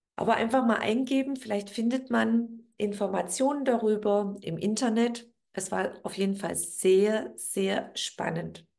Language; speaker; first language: German; native; German